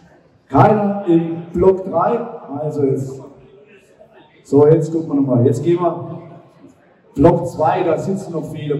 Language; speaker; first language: German; native; German